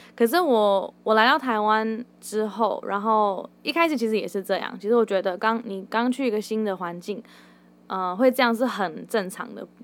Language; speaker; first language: Chinese; early bilingual, heritage; Chinese